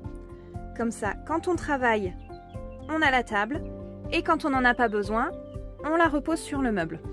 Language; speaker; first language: French; native; French